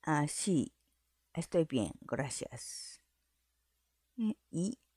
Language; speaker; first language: Spanish; non-native, learner; Japanese